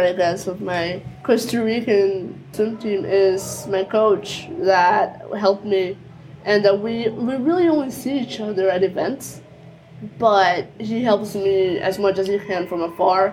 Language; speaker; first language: English; early bilingual, other home language; Spanish